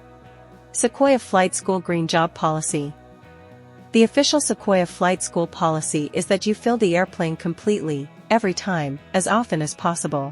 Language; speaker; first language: English; native; English